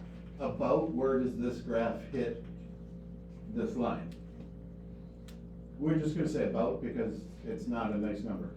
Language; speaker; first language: English; native; English